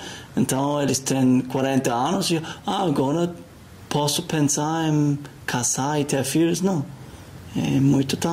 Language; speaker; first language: Portuguese; non-native, learner; German